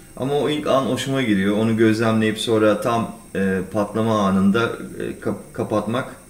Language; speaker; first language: Turkish; native; Turkish